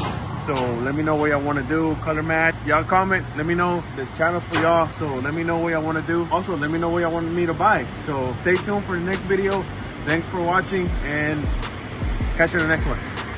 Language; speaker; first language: English; early bilingual, other home language; Spanish